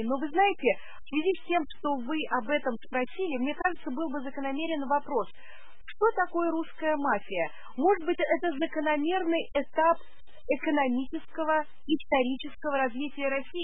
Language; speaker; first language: Russian; native; Russian